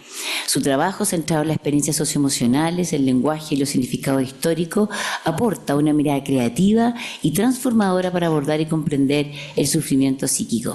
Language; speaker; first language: Spanish; native; Spanish